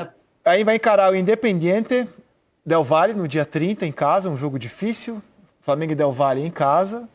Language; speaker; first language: Portuguese; native; Portuguese